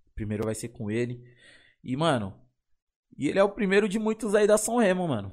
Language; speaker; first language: Portuguese; native; Portuguese